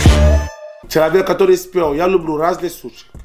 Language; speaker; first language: Russian; non-native, learner; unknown